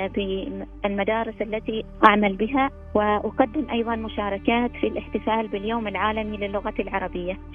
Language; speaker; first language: Arabic; native; Arabic